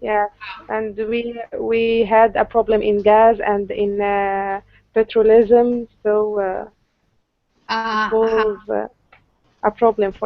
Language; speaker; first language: English; non-native, learner; Arabic